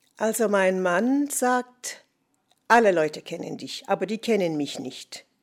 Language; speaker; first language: German; non-native, fluent; English